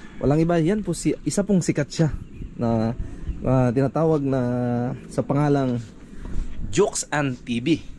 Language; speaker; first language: Filipino; non-native, local second language; Cebuano